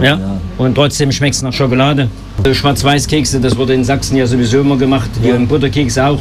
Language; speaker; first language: German; native; German